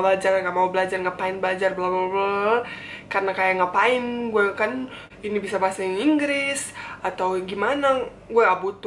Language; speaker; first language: Indonesian; non-native, fluent; Bosnian